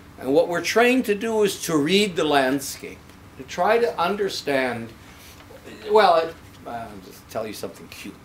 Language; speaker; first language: English; native; English